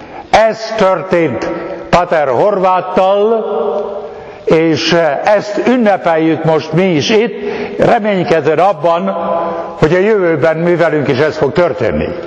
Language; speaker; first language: Hungarian; native; Hungarian